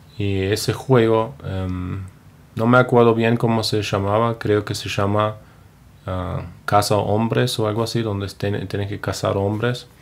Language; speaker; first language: Spanish; non-native, fluent; German